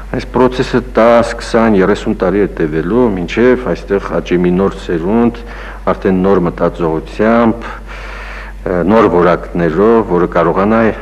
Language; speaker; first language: Armenian; native; Armenian